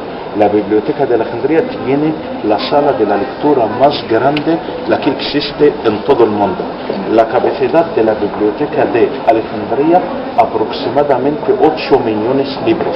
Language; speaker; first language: Spanish; non-native, fluent; Arabic